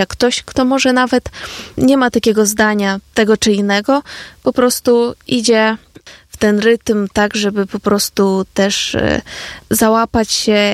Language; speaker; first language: Polish; non-native, fluent; Ukrainian